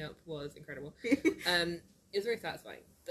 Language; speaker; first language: English; native; English